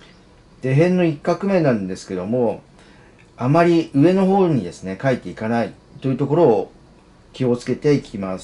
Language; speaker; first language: Japanese; native; Japanese